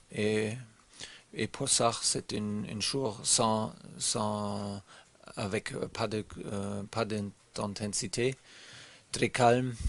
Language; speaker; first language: French; non-native, learner; German